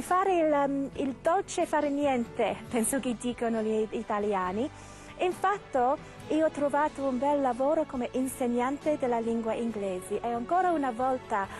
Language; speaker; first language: Italian; non-native, fluent; English